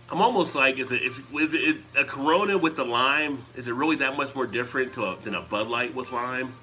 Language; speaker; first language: English; native; English